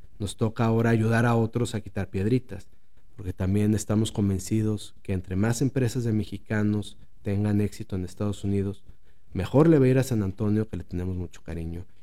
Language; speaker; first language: Spanish; native; Spanish